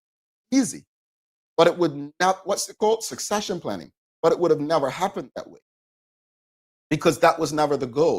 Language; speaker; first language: English; native; English